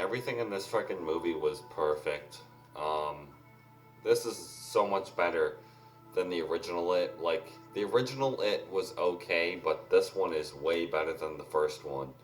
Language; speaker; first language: English; native; English